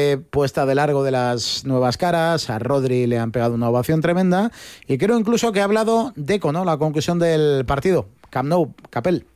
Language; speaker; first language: Spanish; native; Spanish